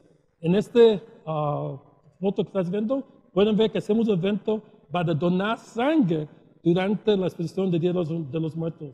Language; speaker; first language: Spanish; early bilingual, heritage; Spanish